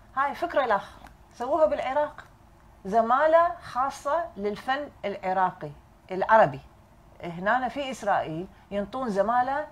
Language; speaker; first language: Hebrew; non-native, fluent; Arabic